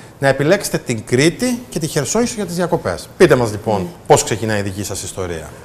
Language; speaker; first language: Greek; native; Greek